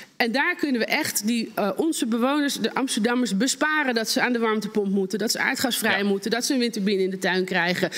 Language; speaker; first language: Dutch; native; Dutch